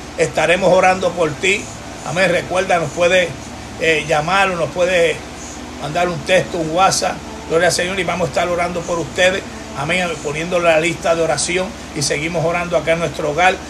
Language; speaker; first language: Spanish; native; Spanish